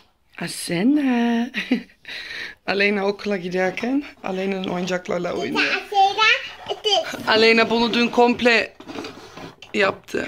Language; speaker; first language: Turkish; non-native, learner; Dutch